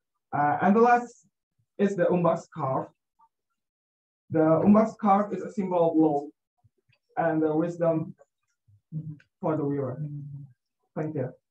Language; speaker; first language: English; non-native, learner; Indonesian